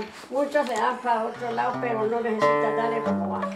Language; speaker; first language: Spanish; native; Spanish